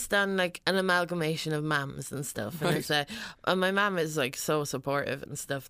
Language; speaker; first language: English; native; English